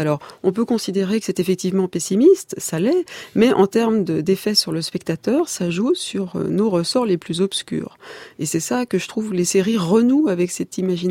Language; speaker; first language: French; native; French